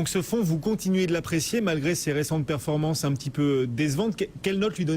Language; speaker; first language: French; native; French